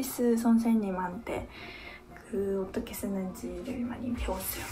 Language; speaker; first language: Korean; non-native, fluent; Japanese